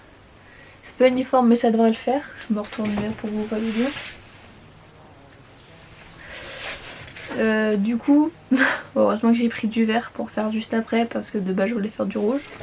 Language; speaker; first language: French; native; French